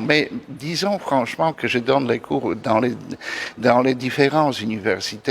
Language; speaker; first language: French; non-native, fluent; Polish